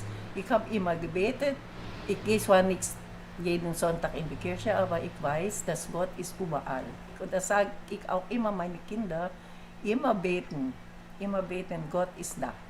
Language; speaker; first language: German; non-native, learner; Filipino